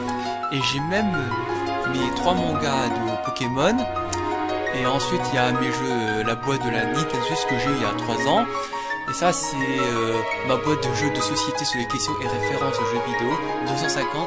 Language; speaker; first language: French; native; French